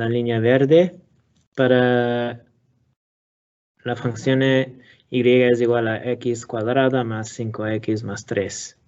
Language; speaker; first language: Spanish; non-native, learner; English